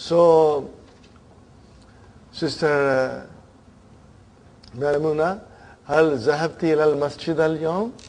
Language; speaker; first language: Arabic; non-native, fluent; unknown